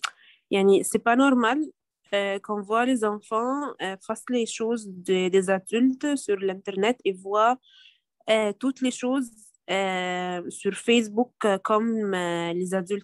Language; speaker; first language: French; non-native, learner; Arabic